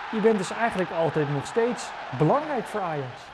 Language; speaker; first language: Dutch; native; Dutch